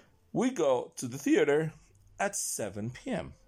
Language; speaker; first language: English; non-native, fluent; Italian